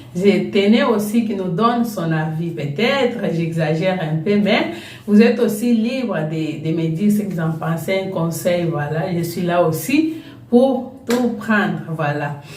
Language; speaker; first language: French; non-native, local second language; Lingala